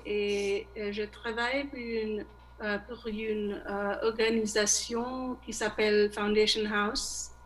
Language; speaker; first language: French; non-native, learner; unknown